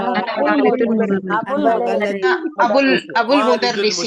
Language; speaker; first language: Arabic; non-native, learner; Urdu